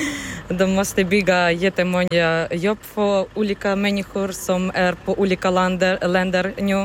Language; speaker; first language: Swedish; non-native, learner; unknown